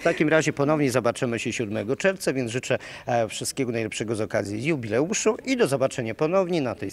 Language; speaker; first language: Polish; native; Polish